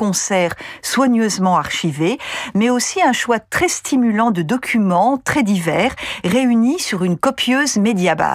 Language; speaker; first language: French; native; French